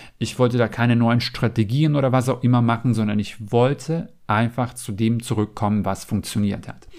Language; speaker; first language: German; non-native, fluent; Macedonian